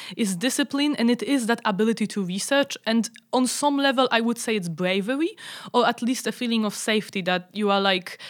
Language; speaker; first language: English; non-native, fluent; Polish